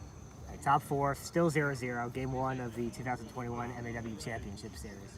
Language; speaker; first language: English; native; English